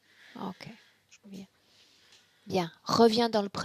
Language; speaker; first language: French; native; French